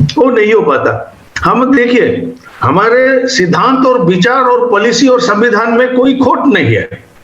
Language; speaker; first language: Hindi; non-native, local second language; Odia